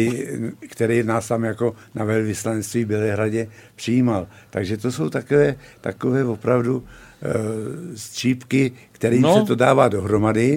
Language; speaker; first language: Czech; native; Czech